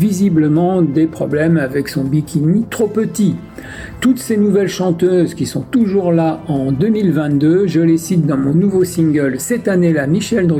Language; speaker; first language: French; native; French